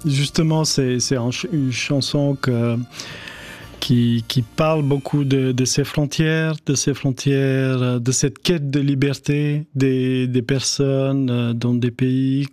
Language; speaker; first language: French; non-native, fluent; Albanian